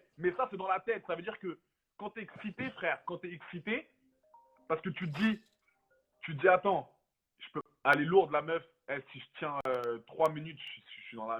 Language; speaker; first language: French; native; French